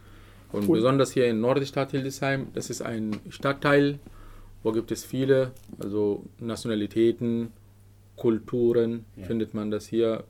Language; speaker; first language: German; non-native, learner; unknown